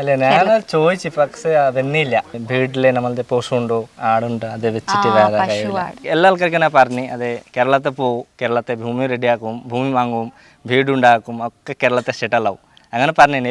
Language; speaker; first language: Malayalam; non-native, local second language; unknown